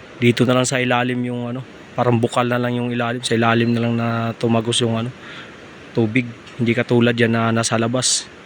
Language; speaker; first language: Filipino; non-native, local second language; Cebuano